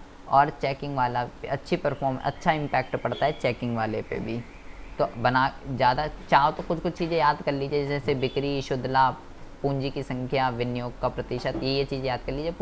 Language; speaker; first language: Hindi; native; Hindi